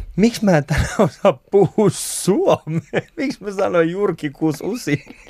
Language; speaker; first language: Finnish; early bilingual, other home language; Persian